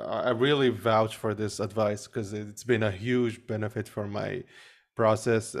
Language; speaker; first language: English; early bilingual, other home language; Arabic